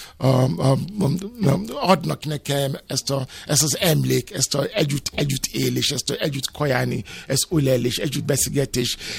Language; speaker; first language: Hungarian; non-native, fluent; Yoruba